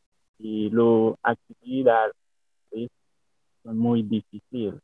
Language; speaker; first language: Spanish; non-native, learner; Haitian Creole